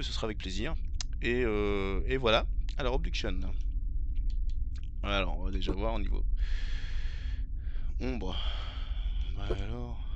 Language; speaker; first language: French; native; French